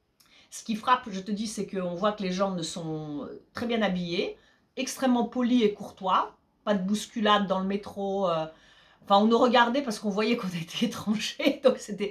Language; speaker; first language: French; early bilingual, other home language; Polish